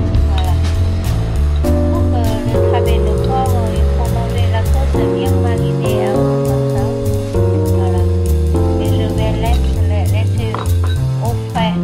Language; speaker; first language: French; non-native, fluent; Vietnamese